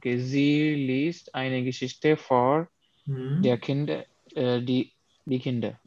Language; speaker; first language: German; non-native, learner; Urdu